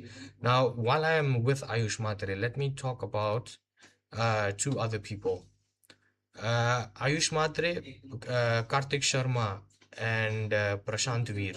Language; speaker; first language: English; non-native, local second language; Hindi